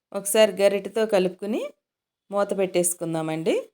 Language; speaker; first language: Telugu; native; Telugu